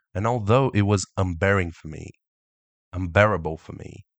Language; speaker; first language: English; early bilingual, other home language; Romanian